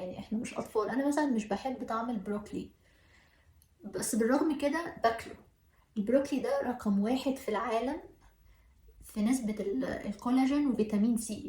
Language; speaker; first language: Arabic; native; Arabic